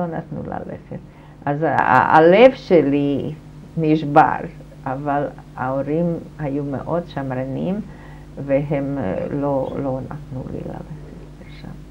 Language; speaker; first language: Hebrew; non-native, fluent; German